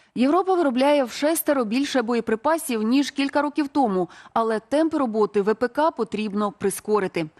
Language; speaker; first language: Ukrainian; native; Ukrainian